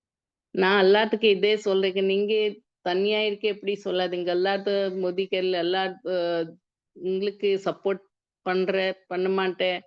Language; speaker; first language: Tamil; non-native, learner; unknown